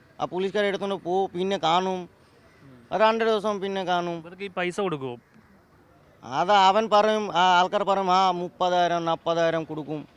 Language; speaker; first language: Malayalam; non-native, local second language; Bangla